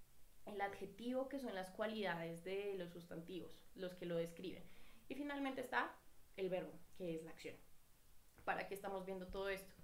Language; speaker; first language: Spanish; native; Spanish